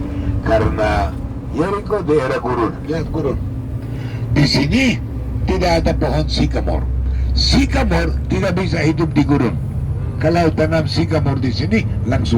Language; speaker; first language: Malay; non-native, fluent; Hebrew